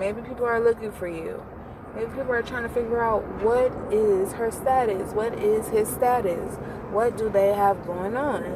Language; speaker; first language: English; native; English